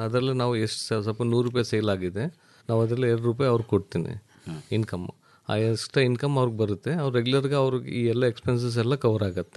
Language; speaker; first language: Kannada; non-native, learner; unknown